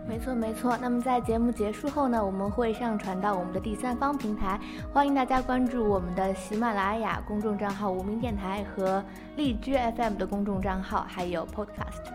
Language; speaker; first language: Chinese; native; Chinese